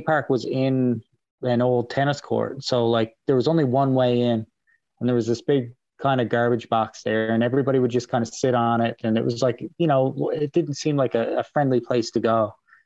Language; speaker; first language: English; native; English